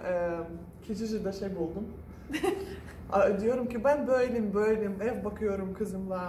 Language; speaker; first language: Turkish; non-native, fluent; Russian